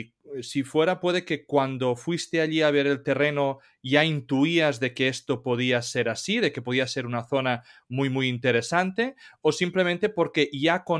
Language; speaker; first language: Spanish; native; Spanish